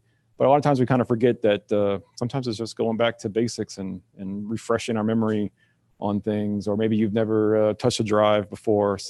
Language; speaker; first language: English; native; English